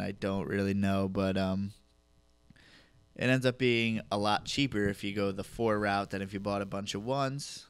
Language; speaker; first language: English; native; English